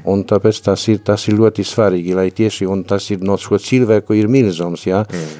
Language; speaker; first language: Latvian; non-native, fluent; Polish